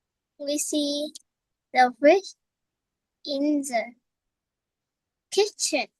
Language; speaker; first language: English; non-native, learner; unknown